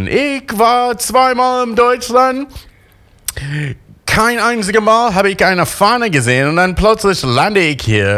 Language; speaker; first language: German; non-native, fluent; English